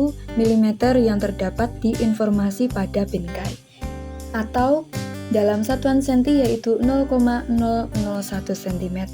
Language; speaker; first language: Indonesian; native; Indonesian